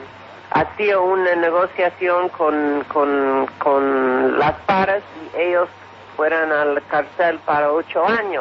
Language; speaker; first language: Spanish; non-native, fluent; English